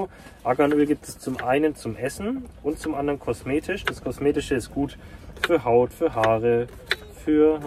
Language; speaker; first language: German; native; German